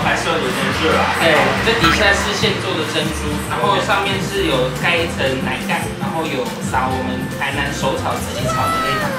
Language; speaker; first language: Chinese; native; Chinese